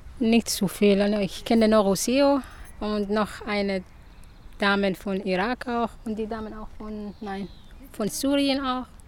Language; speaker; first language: German; non-native, learner; Arabic